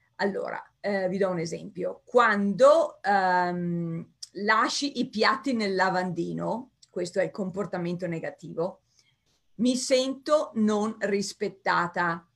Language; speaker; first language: Italian; early bilingual, heritage; Italian